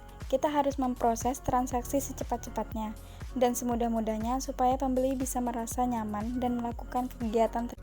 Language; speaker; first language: Indonesian; native; Indonesian